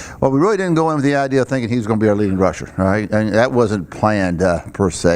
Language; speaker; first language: English; native; English